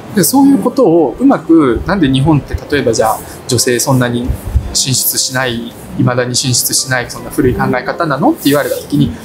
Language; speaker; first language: Japanese; early bilingual, other home language; Russian